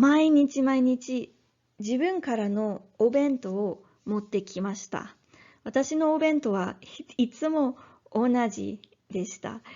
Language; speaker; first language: Japanese; non-native, learner; English